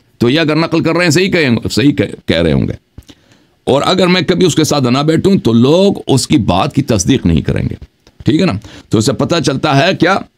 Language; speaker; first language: Urdu; non-native, fluent; Persian